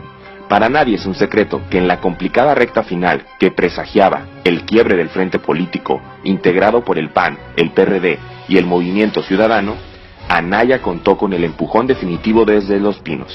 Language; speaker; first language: Spanish; native; Spanish